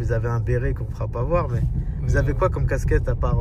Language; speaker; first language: French; early bilingual, other home language; Arabic